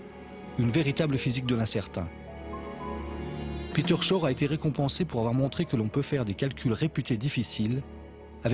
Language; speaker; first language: French; native; French